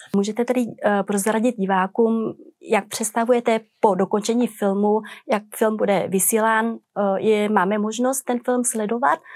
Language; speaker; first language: Czech; non-native, fluent; Vietnamese